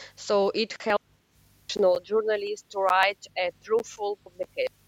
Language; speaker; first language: English; non-native, learner; Ukrainian